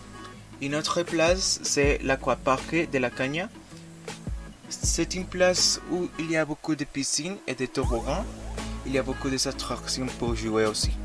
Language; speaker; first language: French; non-native, learner; Spanish